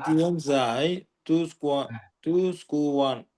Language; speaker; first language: Chinese; non-native, learner; Tamil